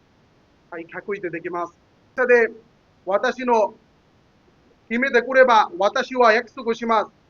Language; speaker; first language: Japanese; non-native, learner; Bangla